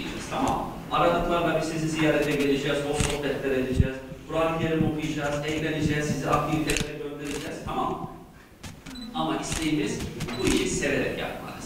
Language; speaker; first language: Turkish; native; Turkish